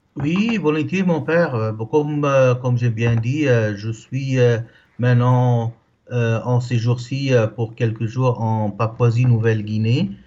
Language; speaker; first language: French; non-native, local second language; Arabic